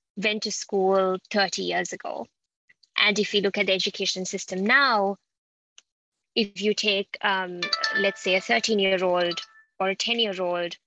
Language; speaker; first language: English; non-native, local second language; Sinhala